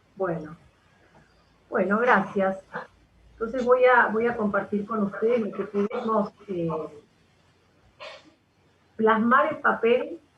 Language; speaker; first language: Spanish; native; Spanish